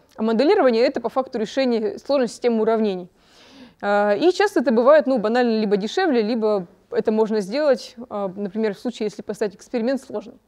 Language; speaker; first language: Russian; native; Russian